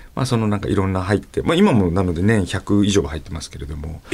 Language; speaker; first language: Japanese; native; Japanese